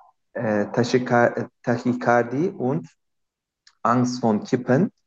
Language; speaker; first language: German; non-native, learner; Turkish